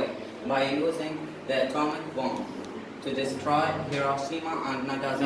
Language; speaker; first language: English; non-native, learner; Arabic